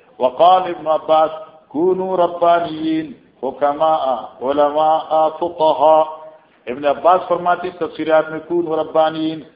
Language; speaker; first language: Urdu; non-native, local second language; Northern Hindko